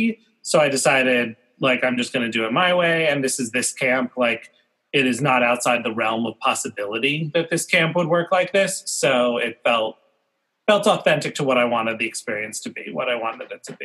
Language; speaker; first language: English; native; English